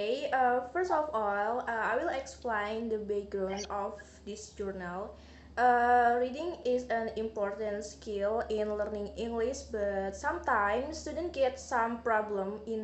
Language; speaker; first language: English; non-native, learner; Indonesian